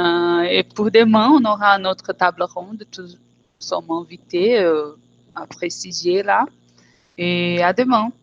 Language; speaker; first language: French; non-native, fluent; Portuguese